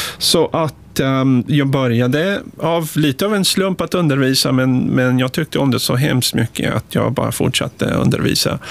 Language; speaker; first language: Swedish; early bilingual, other home language; Spanish